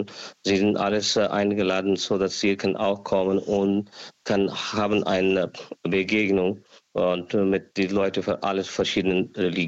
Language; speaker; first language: German; non-native, learner; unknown